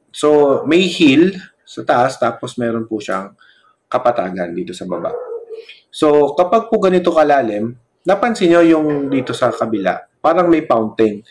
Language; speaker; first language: Filipino; non-native, local second language; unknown